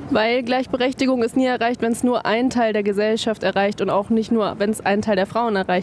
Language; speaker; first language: German; native; German